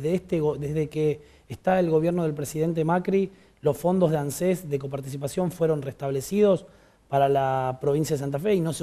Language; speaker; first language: Spanish; native; Spanish